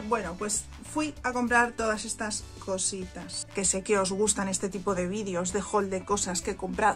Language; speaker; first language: Spanish; native; Spanish